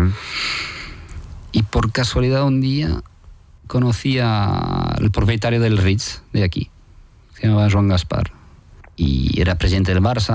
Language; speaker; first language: Spanish; non-native, fluent; French